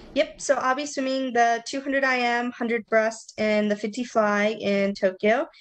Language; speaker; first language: English; native; English